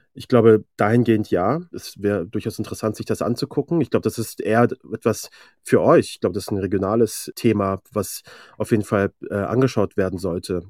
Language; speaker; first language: German; early bilingual, other home language; Persian